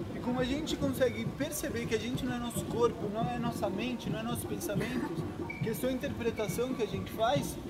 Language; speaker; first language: Portuguese; early bilingual, other home language; Spanish